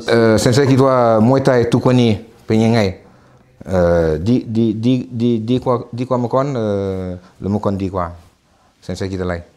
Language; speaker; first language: Thai; non-native, fluent; French